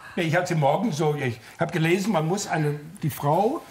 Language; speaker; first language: German; non-native, fluent; English